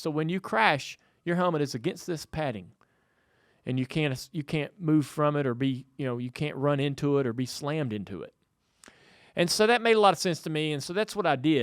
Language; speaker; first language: English; native; English